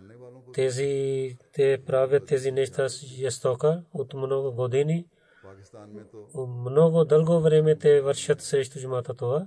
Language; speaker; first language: Bulgarian; non-native, learner; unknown